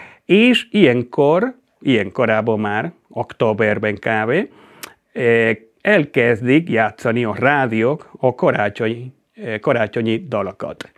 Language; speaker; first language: Hungarian; non-native, fluent; Spanish